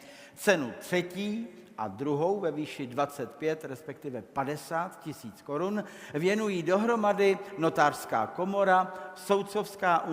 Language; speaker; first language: Czech; native; Czech